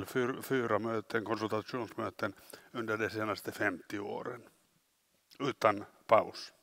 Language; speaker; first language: Swedish; non-native, local second language; Finnish